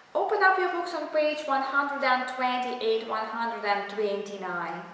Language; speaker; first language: English; non-native, fluent; Russian